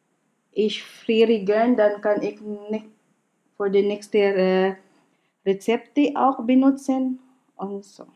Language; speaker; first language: German; non-native, learner; Filipino